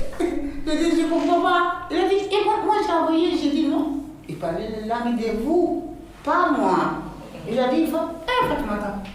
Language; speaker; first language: French; non-native, learner; Bambara